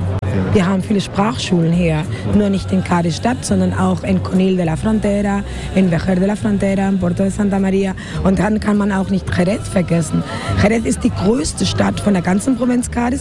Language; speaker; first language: German; non-native, fluent; Spanish